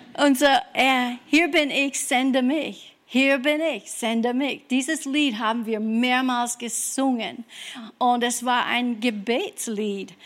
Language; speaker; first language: German; non-native, fluent; English